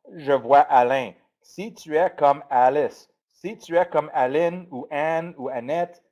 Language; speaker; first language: French; non-native, learner; English